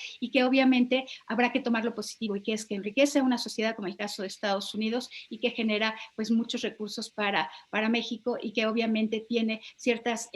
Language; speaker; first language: Spanish; native; Spanish